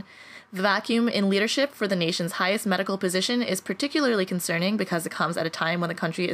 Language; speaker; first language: English; native; English